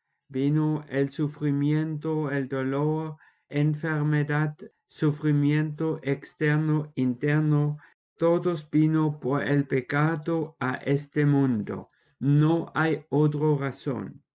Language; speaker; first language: Spanish; non-native, fluent; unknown